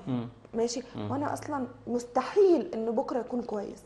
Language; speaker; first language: Arabic; native; Arabic